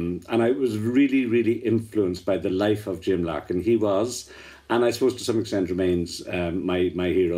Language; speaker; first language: English; native; English